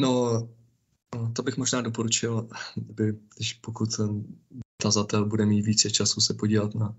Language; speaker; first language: Czech; native; Czech